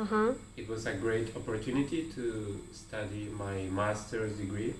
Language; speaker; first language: English; non-native, fluent; Spanish